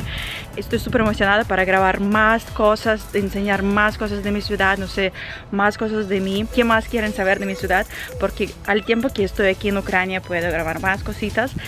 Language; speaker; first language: Spanish; non-native, fluent; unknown